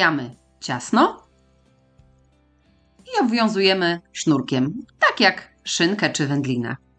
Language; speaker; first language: Polish; native; Polish